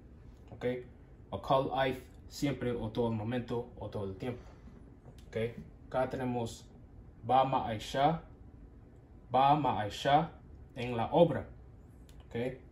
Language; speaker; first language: Spanish; non-native, learner; English